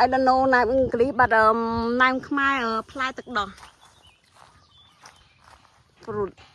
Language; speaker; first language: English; non-native, learner; Khmer